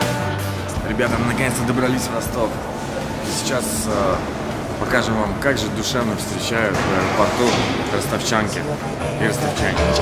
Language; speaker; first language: Russian; native; Russian